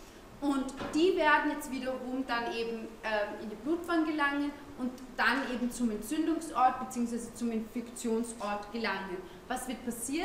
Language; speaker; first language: German; native; German